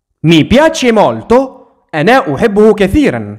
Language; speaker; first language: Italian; non-native, fluent; Arabic